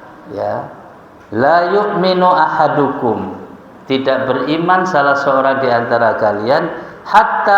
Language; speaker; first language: Indonesian; native; Indonesian